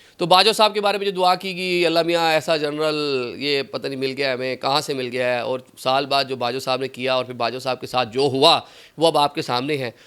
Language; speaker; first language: Urdu; native; Urdu